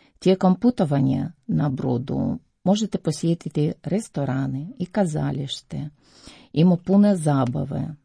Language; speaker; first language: Croatian; non-native, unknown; Ukrainian